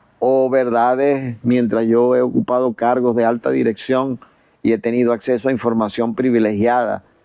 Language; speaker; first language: Spanish; native; Spanish